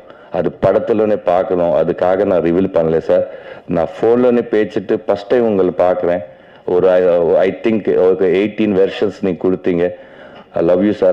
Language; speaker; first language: Tamil; non-native, learner; Telugu